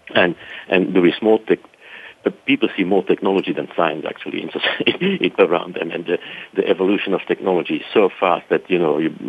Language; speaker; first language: English; non-native, fluent; French